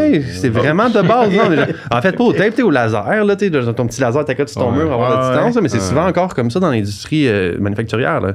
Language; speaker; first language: French; native; French